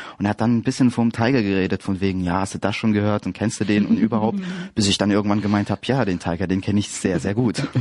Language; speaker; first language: German; early bilingual, other home language; French